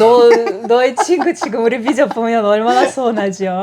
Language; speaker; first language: Korean; non-native, fluent; Russian